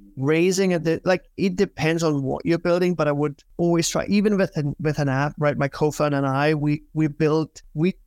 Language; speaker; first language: English; non-native, fluent; German